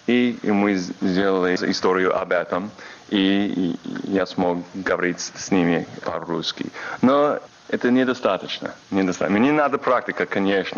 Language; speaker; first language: Russian; non-native, learner; English